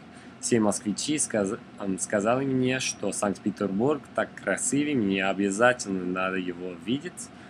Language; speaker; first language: Russian; non-native, learner; English